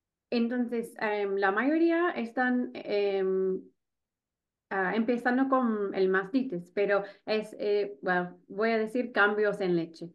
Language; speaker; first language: Spanish; non-native, fluent; English